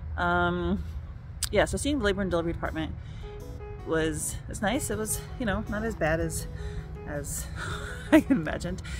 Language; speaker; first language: English; native; English